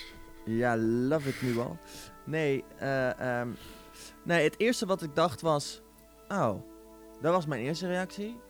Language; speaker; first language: Dutch; native; Dutch